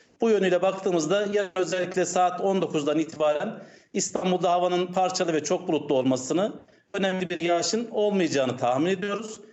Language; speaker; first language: Turkish; native; Turkish